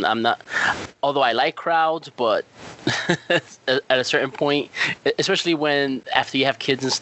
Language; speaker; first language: English; native; English